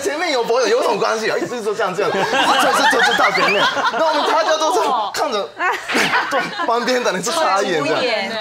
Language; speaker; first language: Chinese; non-native, fluent; Japanese